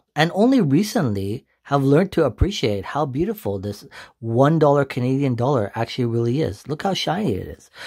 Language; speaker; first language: English; native; English